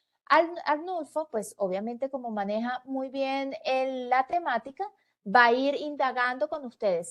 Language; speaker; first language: Spanish; native; Spanish